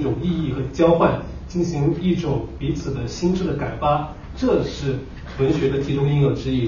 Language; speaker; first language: Chinese; native; Chinese